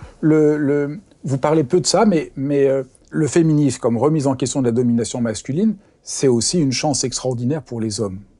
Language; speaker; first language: French; native; French